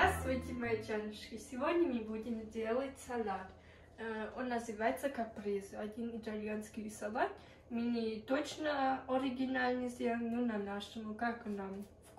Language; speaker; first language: Russian; early bilingual, heritage; Russian